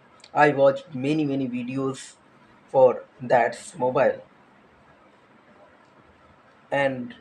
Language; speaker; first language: English; non-native, learner; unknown